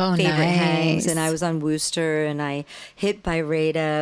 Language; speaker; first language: English; native; English